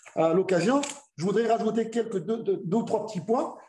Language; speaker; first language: French; non-native, local second language; Arabic